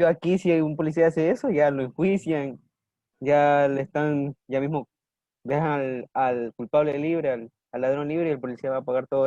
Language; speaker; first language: Spanish; native; Spanish